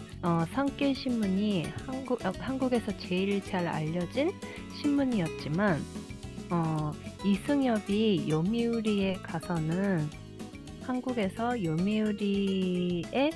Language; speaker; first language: Korean; early bilingual, heritage; Korean